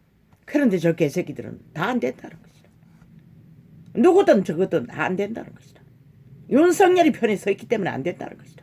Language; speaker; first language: Korean; native; Korean